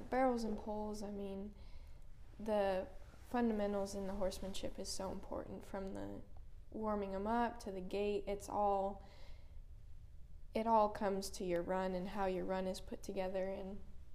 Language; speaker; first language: English; native; English